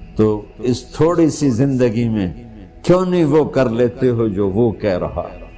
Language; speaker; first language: Urdu; non-native, local second language; Punjabi